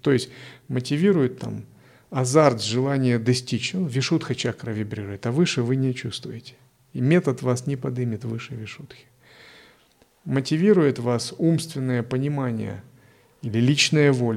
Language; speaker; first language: Russian; native; Russian